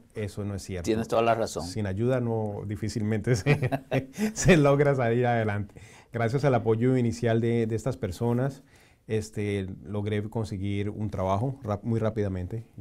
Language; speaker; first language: Spanish; native; Spanish